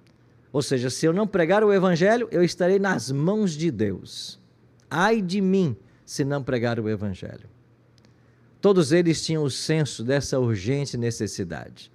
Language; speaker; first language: Portuguese; native; Portuguese